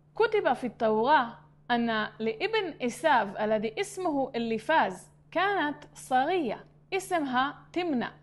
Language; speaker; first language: Arabic; non-native, fluent; Hebrew